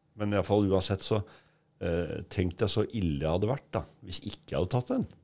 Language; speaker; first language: Norwegian; native; Norwegian